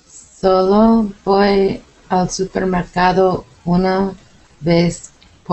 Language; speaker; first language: Spanish; non-native, learner; English